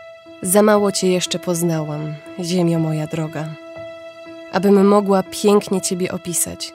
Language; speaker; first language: Polish; native; Polish